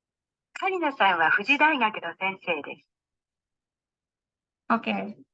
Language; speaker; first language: Japanese; non-native, fluent; Indonesian